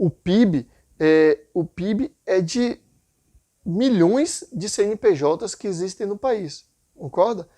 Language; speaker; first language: Portuguese; native; Portuguese